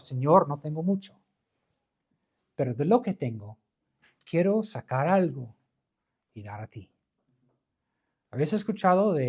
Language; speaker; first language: Spanish; non-native, fluent; English